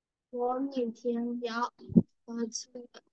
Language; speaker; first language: Chinese; non-native, learner; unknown